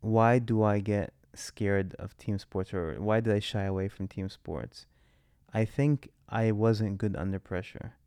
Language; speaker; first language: English; native; English